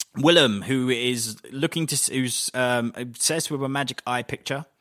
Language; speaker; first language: English; native; English